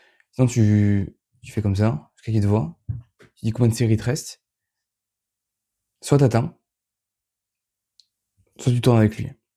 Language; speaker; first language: French; native; French